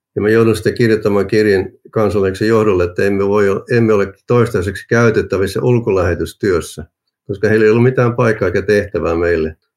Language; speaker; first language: Finnish; native; Finnish